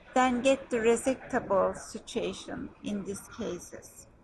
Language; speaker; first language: English; non-native, fluent; Turkish